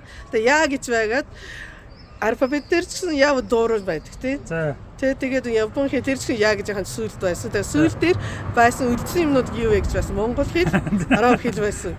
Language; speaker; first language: Mongolian; non-native, fluent; Japanese